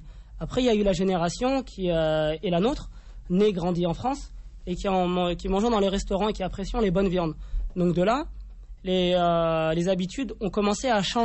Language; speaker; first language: French; native; French